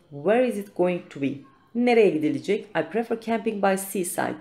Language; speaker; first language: English; non-native, fluent; Turkish